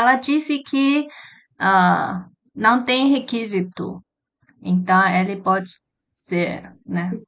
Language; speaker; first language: Portuguese; non-native, learner; Chinese